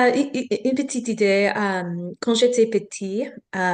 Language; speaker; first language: French; non-native, learner; English